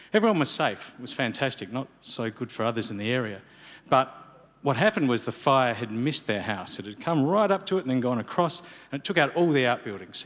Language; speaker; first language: English; native; English